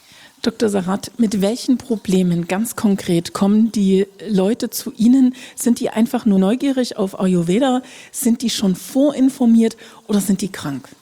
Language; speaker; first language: German; native; German